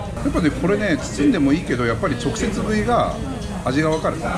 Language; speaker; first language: Japanese; native; Japanese